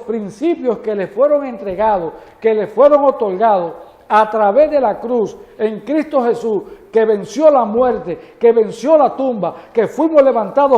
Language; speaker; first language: Spanish; native; Spanish